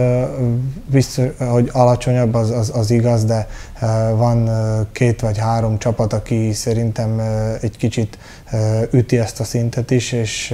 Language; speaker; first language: Hungarian; early bilingual, heritage; Hungarian